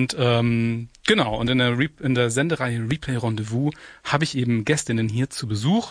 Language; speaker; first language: German; native; German